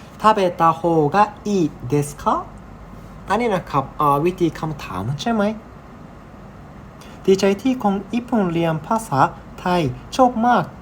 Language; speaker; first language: Thai; non-native, learner; Japanese